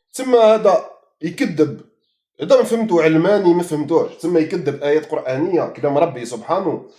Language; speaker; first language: Arabic; native; Arabic